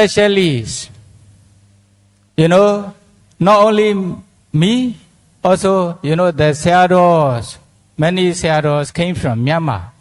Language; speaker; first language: English; non-native, fluent; Burmese